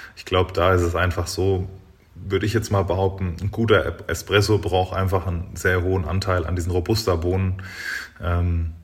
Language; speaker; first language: German; native; German